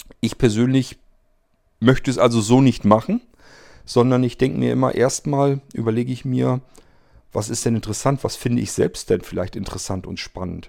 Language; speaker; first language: German; native; German